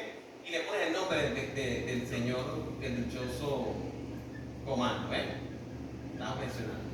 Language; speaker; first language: Spanish; native; Spanish